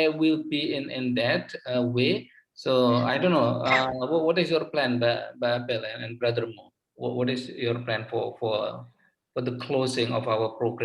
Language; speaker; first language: English; non-native, fluent; Indonesian